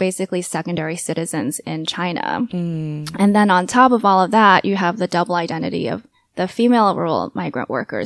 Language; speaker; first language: English; native; English